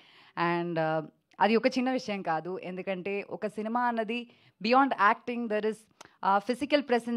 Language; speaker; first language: Telugu; non-native, fluent; Malayalam